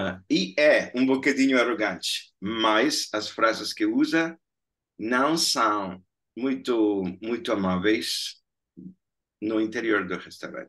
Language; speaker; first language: Portuguese; non-native, fluent; Spanish